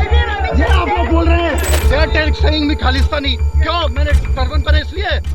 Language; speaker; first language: Hindi; non-native, local second language; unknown